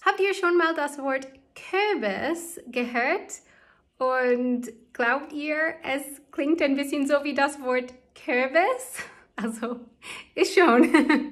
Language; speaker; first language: German; non-native, fluent; English